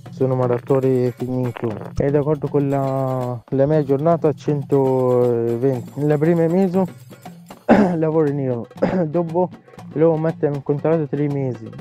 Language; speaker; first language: Italian; non-native, learner; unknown